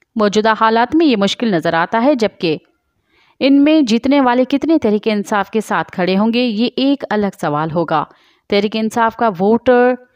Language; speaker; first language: Urdu; non-native, local second language; Sindhi